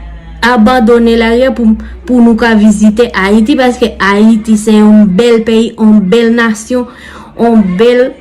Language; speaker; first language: Haitian Creole; non-native, learner; Spanish